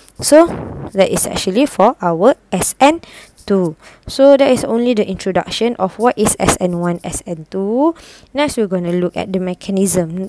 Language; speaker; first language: English; non-native, local second language; Malay